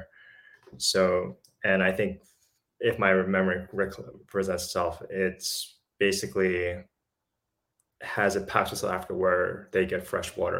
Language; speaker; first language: English; early bilingual, other home language; Chinese